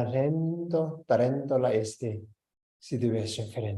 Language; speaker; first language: Spanish; non-native, learner; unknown